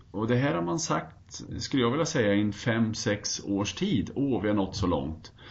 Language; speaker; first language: Swedish; native; Swedish